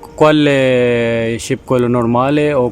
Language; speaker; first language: Italian; non-native, learner; Urdu